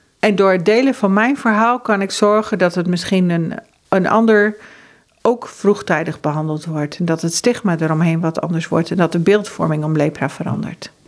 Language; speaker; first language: Dutch; early bilingual, heritage; Dutch